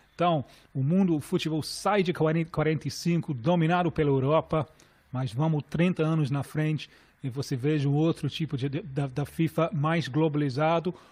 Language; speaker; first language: Portuguese; non-native, fluent; English